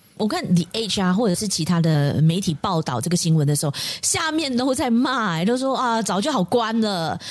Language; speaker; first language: Chinese; native; Chinese